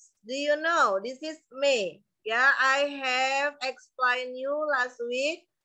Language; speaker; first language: English; non-native, learner; Indonesian